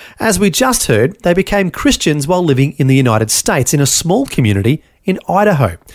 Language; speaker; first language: English; native; English